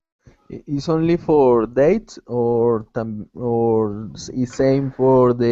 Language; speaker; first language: English; non-native, learner; Spanish